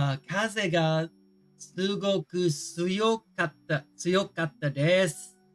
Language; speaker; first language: Japanese; non-native, learner; English